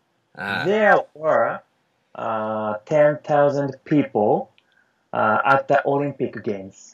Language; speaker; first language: English; non-native, learner; Japanese